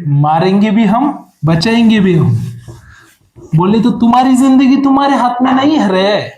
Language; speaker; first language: Hindi; non-native, local second language; Marathi